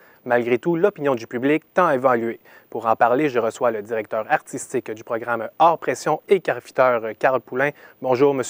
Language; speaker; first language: French; native; French